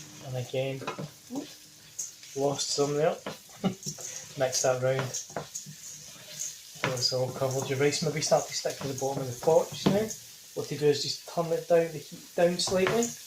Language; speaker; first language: English; native; English